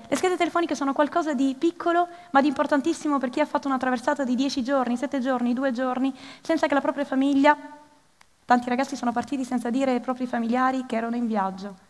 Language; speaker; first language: Italian; early bilingual, other home language; Arabic